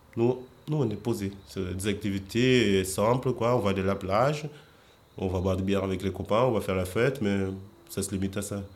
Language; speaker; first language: French; non-native, fluent; Portuguese